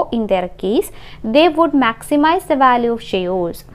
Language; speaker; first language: English; non-native, local second language; Malayalam